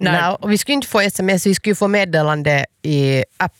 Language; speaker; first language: Swedish; native; Swedish